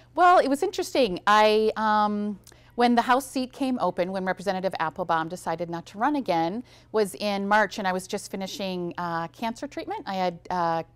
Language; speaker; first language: English; native; English